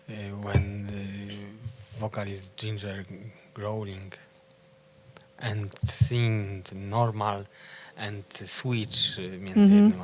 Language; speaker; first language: English; non-native, learner; Polish